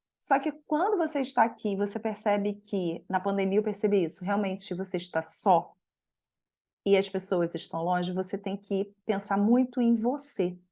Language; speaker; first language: Portuguese; native; Portuguese